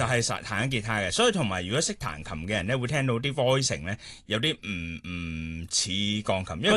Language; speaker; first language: Cantonese; native; Cantonese